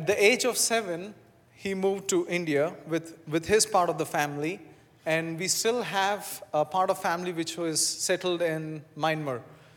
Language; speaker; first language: English; non-native, local second language; Telugu